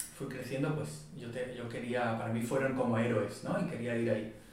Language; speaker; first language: Spanish; non-native, fluent; Hebrew